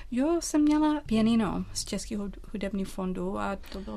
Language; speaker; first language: Czech; non-native, fluent; English